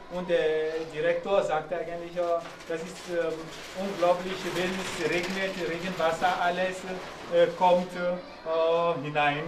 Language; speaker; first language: German; non-native, fluent; Ewe